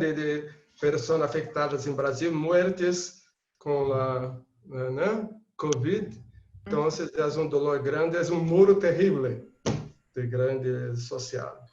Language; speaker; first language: Spanish; non-native, fluent; Portuguese